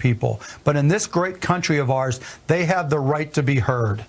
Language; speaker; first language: English; native; English